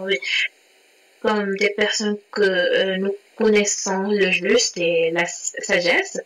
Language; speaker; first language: French; non-native, learner; Arabic